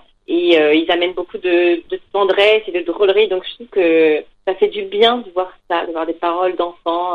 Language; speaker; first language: French; native; French